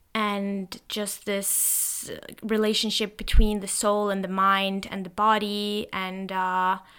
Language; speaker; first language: English; non-native, fluent; Norwegian